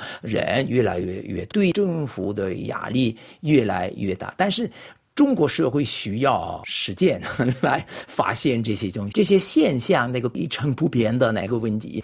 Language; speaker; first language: Chinese; non-native, fluent; French